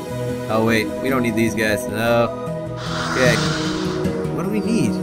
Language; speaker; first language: English; native; English